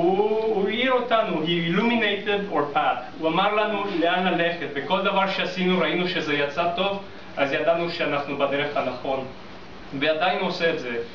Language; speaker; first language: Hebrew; non-native, fluent; English